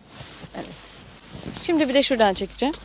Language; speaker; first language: Turkish; native; Turkish